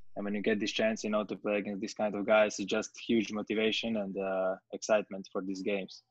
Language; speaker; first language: English; non-native, fluent; Latvian